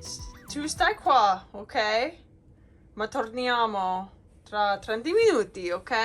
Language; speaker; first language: Italian; non-native, fluent; English